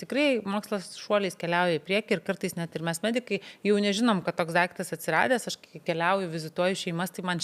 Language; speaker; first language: Lithuanian; native; Lithuanian